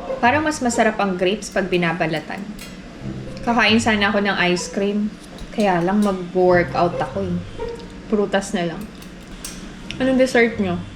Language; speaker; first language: Filipino; native; Filipino